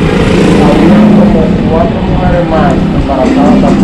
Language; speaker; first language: Spanish; native; Spanish